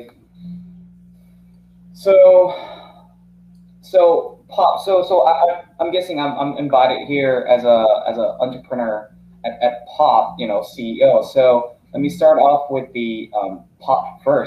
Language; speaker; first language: English; non-native, fluent; Korean